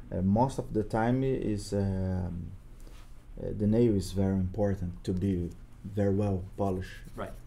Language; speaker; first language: English; non-native, learner; Portuguese